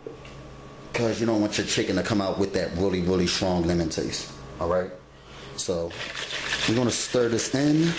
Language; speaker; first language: English; native; English